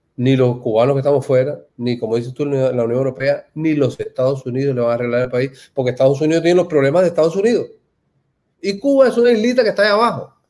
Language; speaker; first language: Spanish; native; Spanish